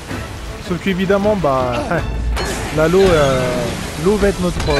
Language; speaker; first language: French; native; French